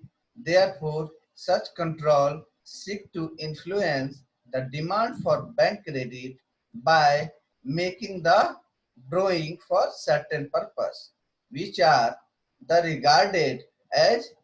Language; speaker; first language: English; non-native, local second language; Hindi